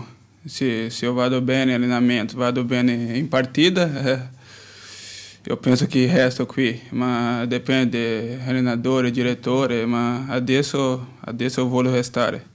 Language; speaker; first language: Italian; non-native, learner; Portuguese